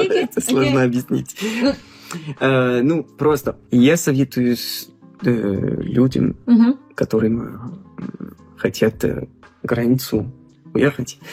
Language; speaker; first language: Russian; non-native, fluent; French